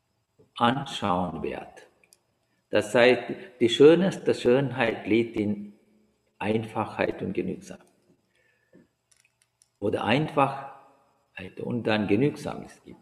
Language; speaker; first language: German; non-native, learner; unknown